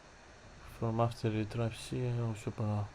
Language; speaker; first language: Icelandic; non-native, learner; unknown